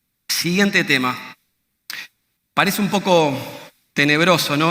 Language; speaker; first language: Spanish; native; Spanish